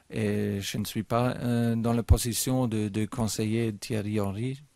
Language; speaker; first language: French; non-native, fluent; German